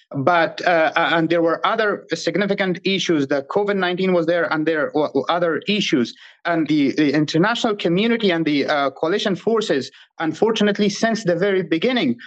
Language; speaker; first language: English; non-native, fluent; Pashto